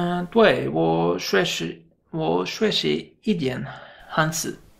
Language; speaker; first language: Chinese; non-native, learner; Swedish